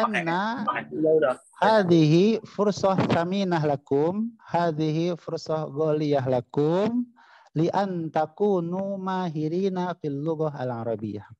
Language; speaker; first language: Arabic; non-native, fluent; Indonesian